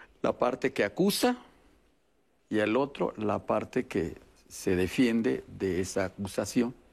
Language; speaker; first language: Spanish; non-native, local second language; Yucateco